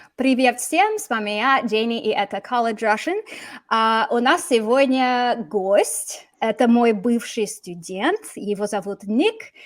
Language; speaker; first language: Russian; non-native, fluent; English